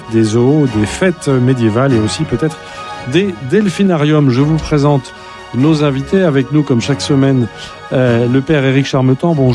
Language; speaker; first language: French; native; French